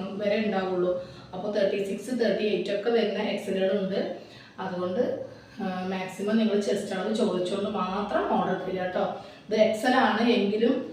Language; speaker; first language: Malayalam; native; Malayalam